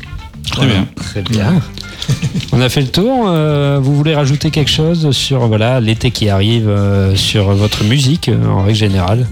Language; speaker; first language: French; native; French